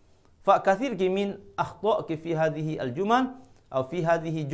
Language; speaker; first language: Arabic; non-native, fluent; Malay